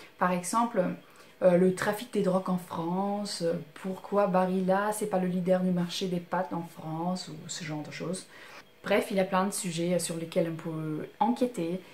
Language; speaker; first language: French; non-native, fluent; German